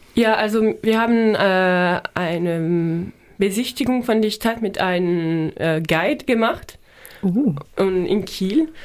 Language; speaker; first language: German; non-native, fluent; French